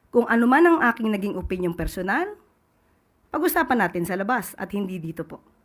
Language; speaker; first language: Filipino; native; Filipino